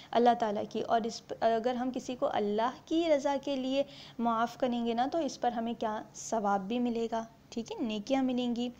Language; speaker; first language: Urdu; native; Urdu